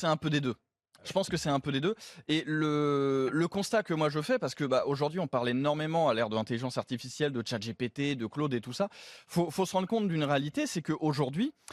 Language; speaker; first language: French; native; French